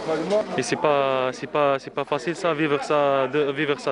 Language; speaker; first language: French; non-native, local second language; Arabic